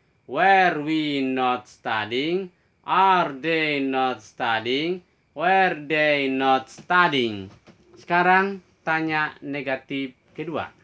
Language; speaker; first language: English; non-native, fluent; Indonesian